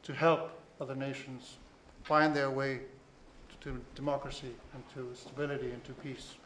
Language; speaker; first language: English; non-native, fluent; Spanish